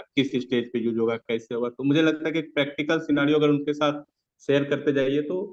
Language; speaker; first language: Hindi; native; Hindi